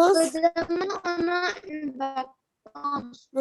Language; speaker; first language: French; non-native, learner; Arabic